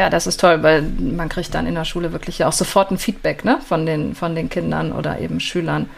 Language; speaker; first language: German; native; German